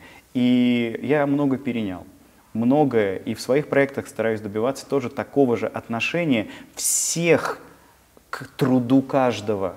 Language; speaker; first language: Russian; native; Russian